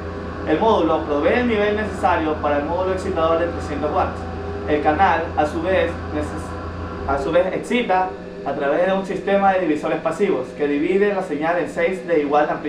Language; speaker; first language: Spanish; native; Spanish